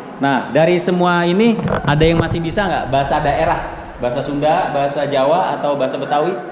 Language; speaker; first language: Indonesian; native; Indonesian